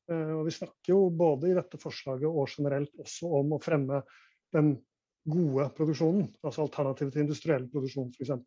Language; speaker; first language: Norwegian; native; Norwegian